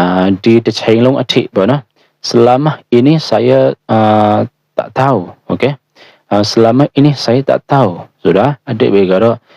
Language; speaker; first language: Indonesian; non-native, fluent; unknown